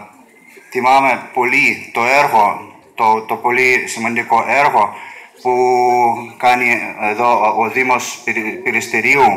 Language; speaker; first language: Greek; non-native, learner; Russian